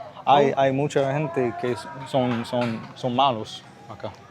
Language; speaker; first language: Spanish; non-native, learner; English